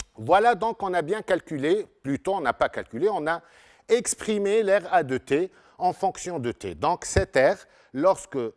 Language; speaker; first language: French; non-native, local second language; Arabic